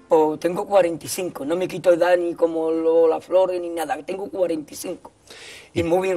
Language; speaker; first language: Spanish; native; Spanish